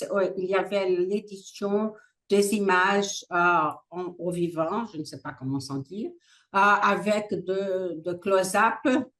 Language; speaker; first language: French; non-native, fluent; Portuguese